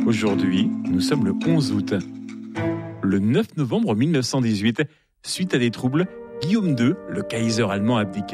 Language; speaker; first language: French; native; French